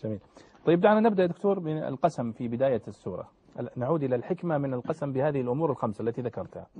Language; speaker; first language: Arabic; native; Arabic